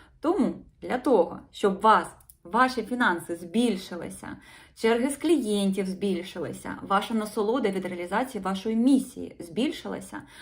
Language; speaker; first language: Ukrainian; non-native, local second language; Russian